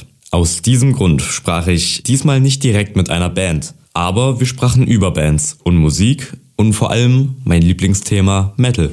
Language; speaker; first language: German; native; German